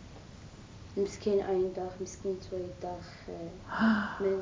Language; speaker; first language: Dutch; non-native, learner; Arabic